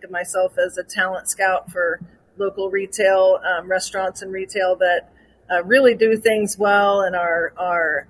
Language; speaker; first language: English; native; English